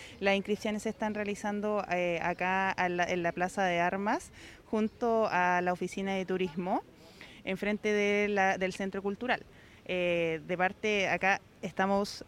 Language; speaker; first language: Spanish; native; Spanish